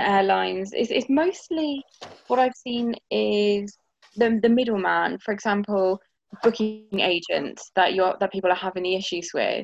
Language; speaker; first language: English; native; English